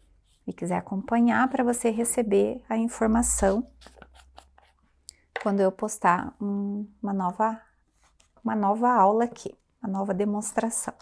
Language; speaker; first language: Portuguese; native; Portuguese